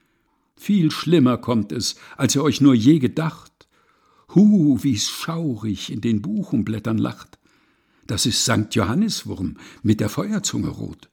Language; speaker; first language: German; native; German